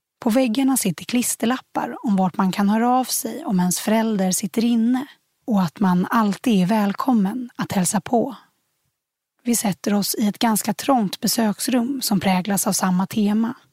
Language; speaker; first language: Swedish; native; Swedish